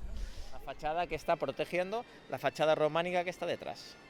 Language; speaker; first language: Spanish; native; Spanish